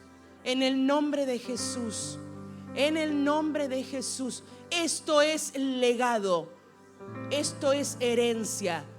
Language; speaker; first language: Spanish; native; Spanish